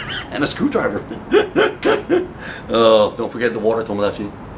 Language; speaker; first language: English; native; English